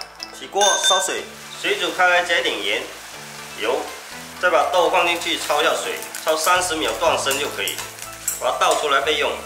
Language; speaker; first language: Chinese; non-native, local second language; Min Nan Chinese